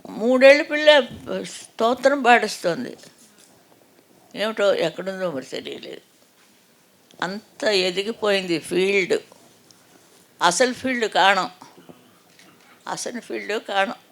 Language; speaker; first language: Telugu; native; Telugu